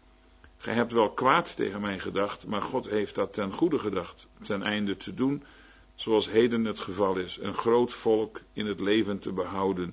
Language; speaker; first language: Dutch; native; Dutch